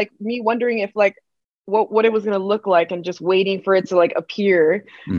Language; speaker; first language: English; native; English